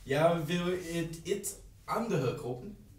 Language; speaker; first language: Dutch; non-native, learner; English